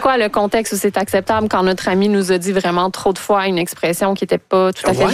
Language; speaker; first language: French; native; French